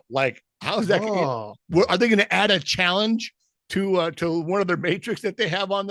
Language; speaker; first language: English; native; English